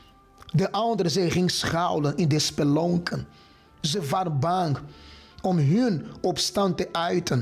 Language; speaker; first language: Dutch; non-native, fluent; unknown